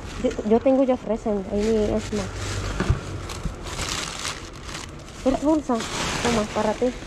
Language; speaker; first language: Spanish; non-native, learner; Filipino